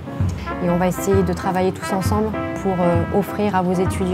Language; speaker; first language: French; native; French